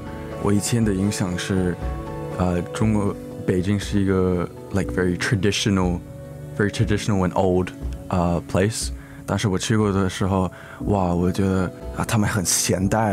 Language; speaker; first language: Chinese; early bilingual, heritage; English